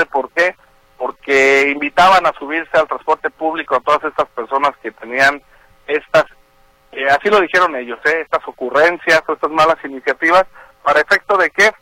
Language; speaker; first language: Spanish; native; Spanish